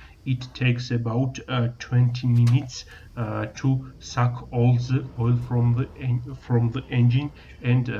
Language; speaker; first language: English; non-native, learner; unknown